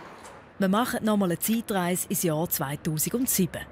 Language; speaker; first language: German; native; German